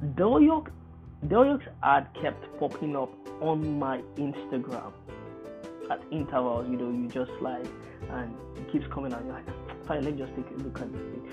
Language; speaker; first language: English; non-native, local second language; Yoruba